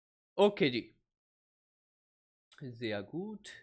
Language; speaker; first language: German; non-native, fluent; Urdu